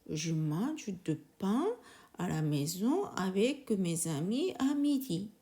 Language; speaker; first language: French; non-native, learner; Japanese